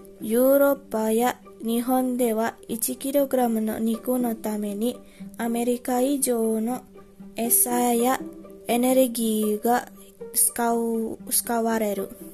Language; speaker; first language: Japanese; non-native, learner; Indonesian